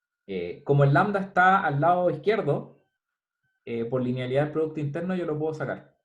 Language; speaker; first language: Spanish; native; Spanish